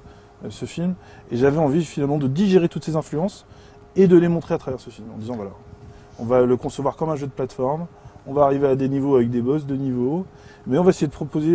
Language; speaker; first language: French; native; French